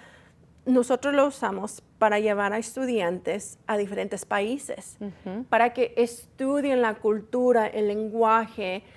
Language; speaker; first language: Spanish; early bilingual, heritage; Spanish